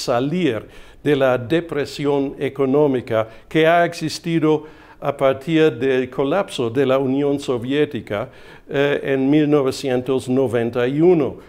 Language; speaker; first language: Spanish; non-native, fluent; German